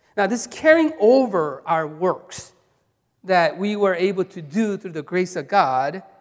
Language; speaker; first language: English; early bilingual, other home language; Korean